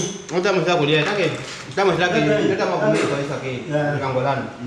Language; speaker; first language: Vietnamese; non-native, learner; Portuguese